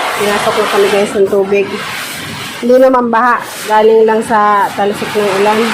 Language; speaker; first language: Filipino; non-native, local second language; Bikol